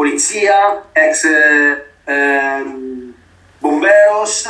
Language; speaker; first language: Spanish; non-native, learner; Italian